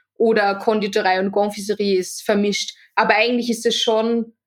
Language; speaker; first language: German; native; German